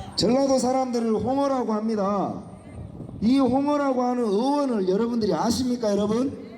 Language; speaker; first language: Korean; native; Korean